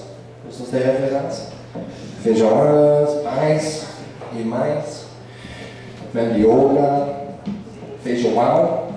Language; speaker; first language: Portuguese; non-native, learner; English